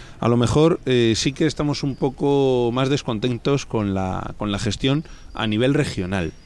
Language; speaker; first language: Spanish; native; Spanish